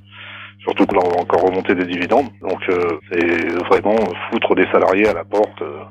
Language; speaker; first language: French; native; French